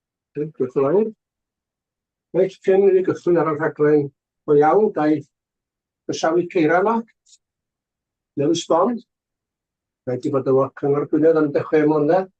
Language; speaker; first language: Welsh; native; Welsh